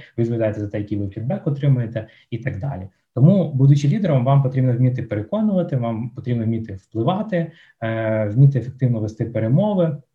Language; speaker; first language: Ukrainian; non-native, local second language; Russian